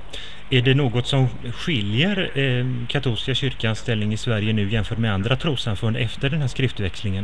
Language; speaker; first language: Swedish; native; Swedish